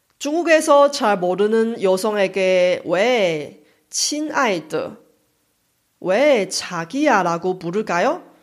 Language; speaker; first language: Korean; non-native, fluent; Chinese